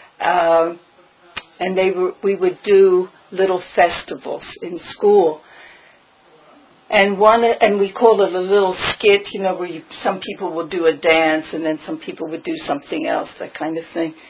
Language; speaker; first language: English; early bilingual, other home language; Friulian